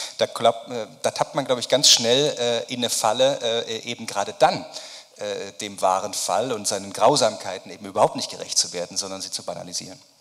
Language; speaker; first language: German; native; German